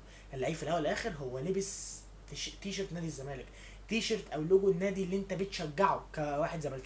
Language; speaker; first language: Arabic; native; Arabic